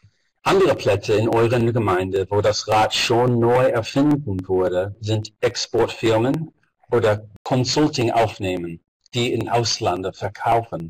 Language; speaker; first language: German; non-native, fluent; English